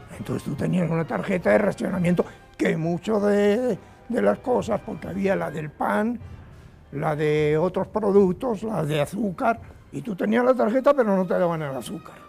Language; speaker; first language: Spanish; native; Spanish